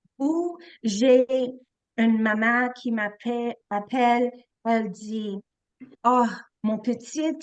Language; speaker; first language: French; non-native, local second language; English